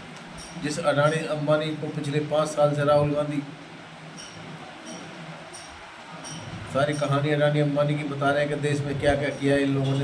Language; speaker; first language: Hindi; native; Hindi